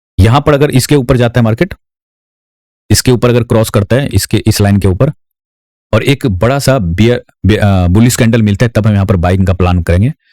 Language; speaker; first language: Hindi; native; Hindi